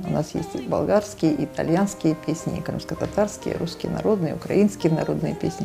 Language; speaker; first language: Russian; native; Russian